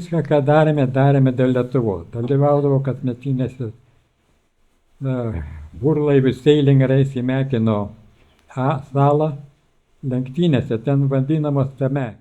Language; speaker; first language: Lithuanian; native; Lithuanian